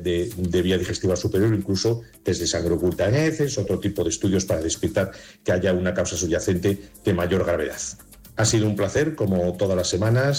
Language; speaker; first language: Spanish; native; Spanish